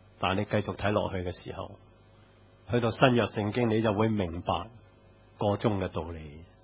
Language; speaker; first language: Chinese; non-native, local second language; Cantonese